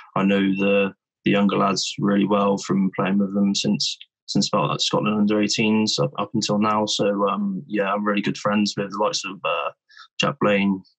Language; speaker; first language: English; native; English